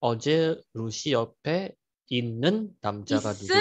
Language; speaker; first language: Korean; non-native, learner; Indonesian